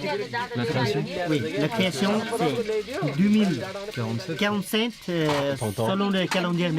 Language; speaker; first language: French; non-native, learner; Nepali